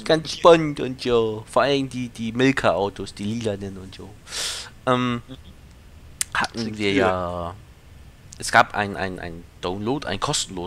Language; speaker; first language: German; native; German